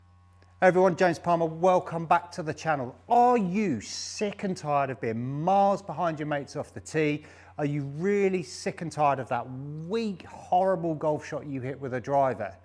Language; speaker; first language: English; native; English